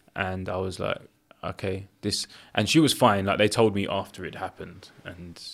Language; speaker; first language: English; early bilingual, other home language; Greek